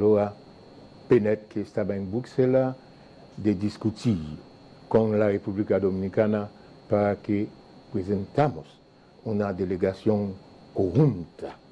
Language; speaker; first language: Spanish; non-native, fluent; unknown